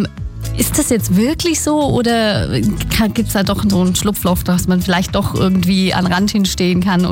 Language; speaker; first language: German; native; German